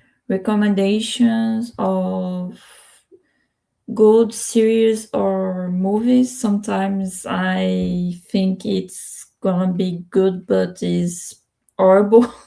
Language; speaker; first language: English; non-native, learner; Spanish